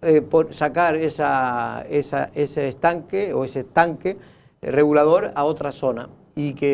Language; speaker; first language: Spanish; native; Spanish